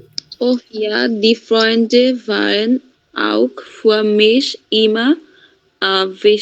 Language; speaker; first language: German; non-native, learner; Bangla